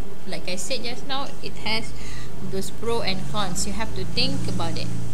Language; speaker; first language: English; non-native, local second language; Malay